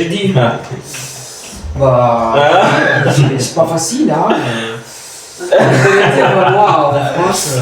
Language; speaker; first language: French; non-native, learner; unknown